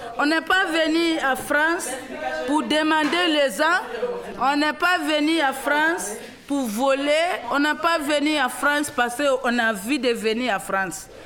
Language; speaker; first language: French; non-native, local second language; Bambara